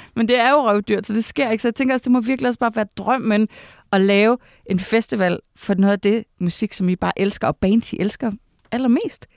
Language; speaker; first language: Danish; native; Danish